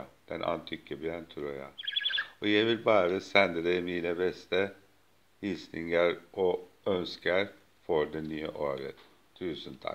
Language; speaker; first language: Swedish; non-native, fluent; Turkish